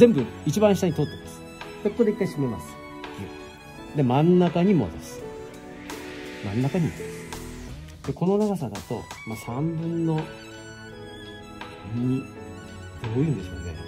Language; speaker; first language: Japanese; native; Japanese